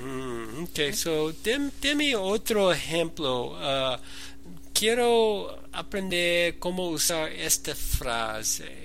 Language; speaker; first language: Spanish; non-native, learner; English